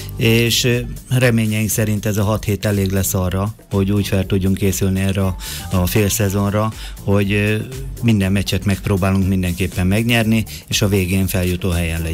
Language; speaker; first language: Hungarian; native; Hungarian